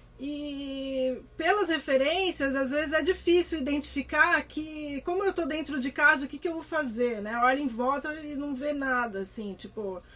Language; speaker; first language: Portuguese; native; Portuguese